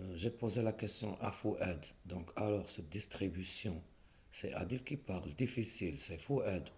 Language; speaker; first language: French; non-native, local second language; Arabic